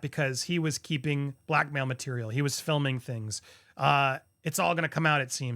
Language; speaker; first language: English; native; English